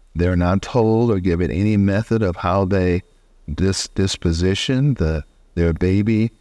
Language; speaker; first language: English; native; English